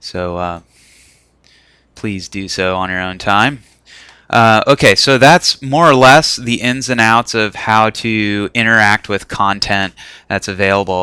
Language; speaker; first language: English; native; English